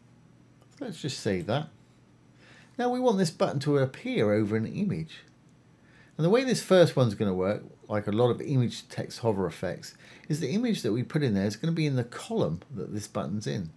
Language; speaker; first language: English; native; English